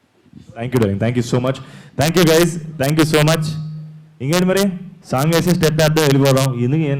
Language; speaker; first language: Telugu; native; Telugu